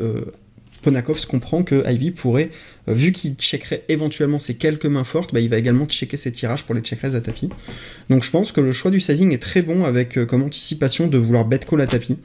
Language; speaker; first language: French; native; French